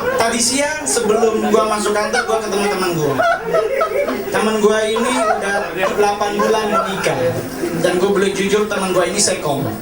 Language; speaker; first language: Indonesian; native; Indonesian